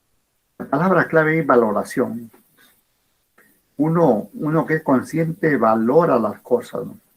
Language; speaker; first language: Spanish; native; Spanish